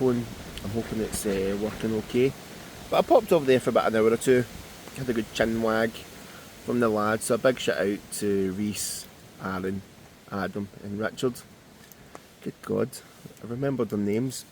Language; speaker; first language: English; native; English